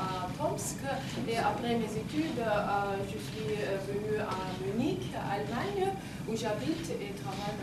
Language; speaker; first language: French; non-native, fluent; Russian